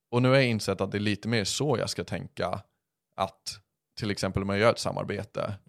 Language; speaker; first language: Swedish; early bilingual, other home language; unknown